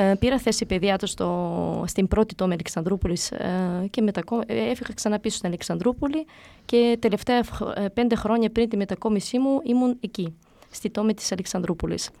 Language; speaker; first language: Greek; early bilingual, other home language; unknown